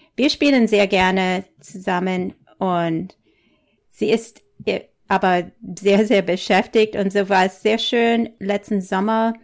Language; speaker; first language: German; non-native, fluent; English